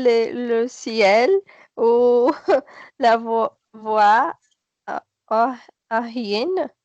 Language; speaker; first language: French; non-native, learner; Portuguese